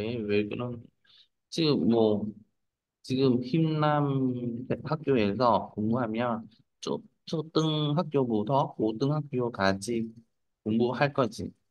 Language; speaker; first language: Korean; non-native, fluent; Vietnamese